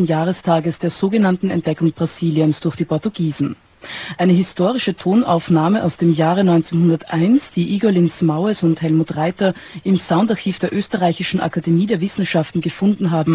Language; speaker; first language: German; native; German